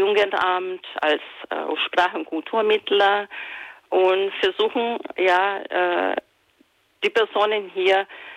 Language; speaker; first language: German; non-native, fluent; Portuguese